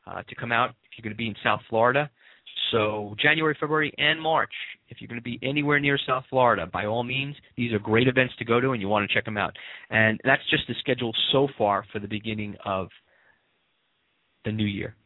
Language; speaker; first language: English; native; English